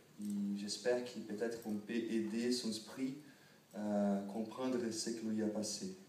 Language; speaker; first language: French; non-native, fluent; Portuguese